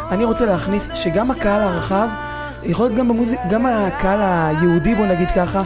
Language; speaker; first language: Hebrew; native; Hebrew